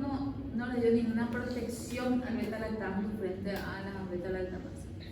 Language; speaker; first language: Spanish; native; Spanish